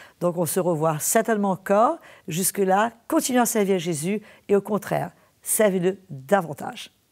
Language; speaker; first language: French; native; French